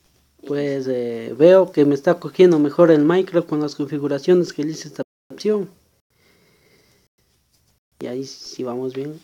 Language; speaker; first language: Spanish; native; Spanish